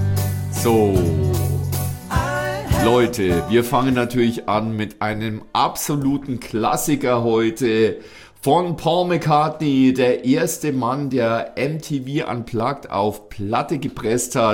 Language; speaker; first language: German; native; German